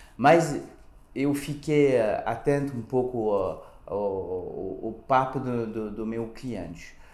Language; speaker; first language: Portuguese; non-native, fluent; French